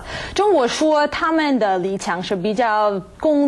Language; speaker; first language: Chinese; non-native, fluent; English